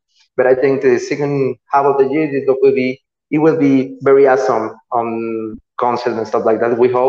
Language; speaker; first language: English; non-native, learner; Spanish